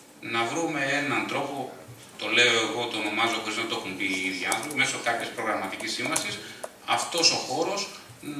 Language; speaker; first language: Greek; native; Greek